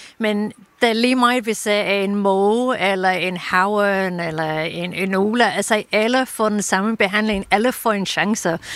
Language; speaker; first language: Danish; non-native, fluent; English